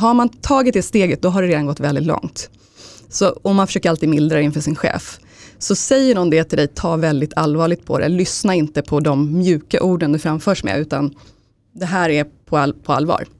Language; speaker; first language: Swedish; native; Swedish